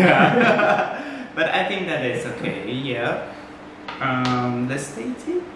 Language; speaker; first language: English; non-native, fluent; Spanish